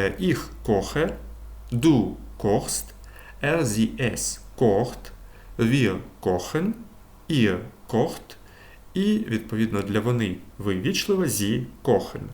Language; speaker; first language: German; non-native, fluent; Ukrainian